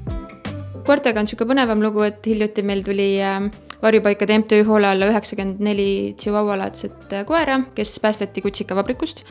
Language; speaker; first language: Estonian; native; Estonian